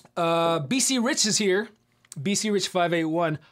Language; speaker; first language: English; native; English